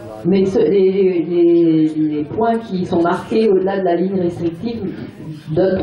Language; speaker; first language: French; native; French